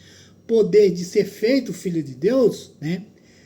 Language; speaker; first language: Portuguese; native; Portuguese